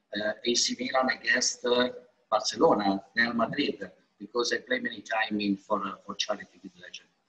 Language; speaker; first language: English; non-native, learner; Italian